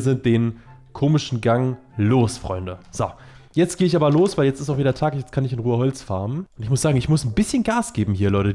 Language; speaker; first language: German; native; German